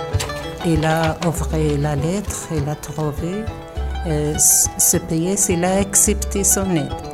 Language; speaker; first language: French; non-native, learner; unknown